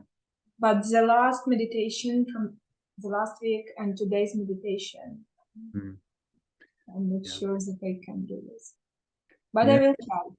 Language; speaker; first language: English; non-native, learner; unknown